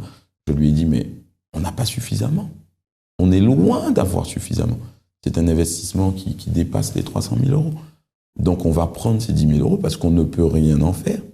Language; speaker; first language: French; native; French